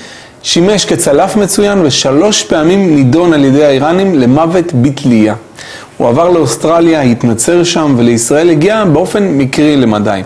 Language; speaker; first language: Hebrew; native; Hebrew